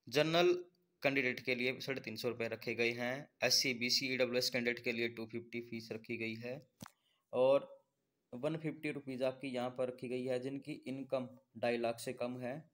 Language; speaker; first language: Hindi; native; Hindi